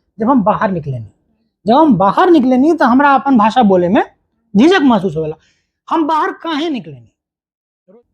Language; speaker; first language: Bhojpuri; non-native, local second language; Hindi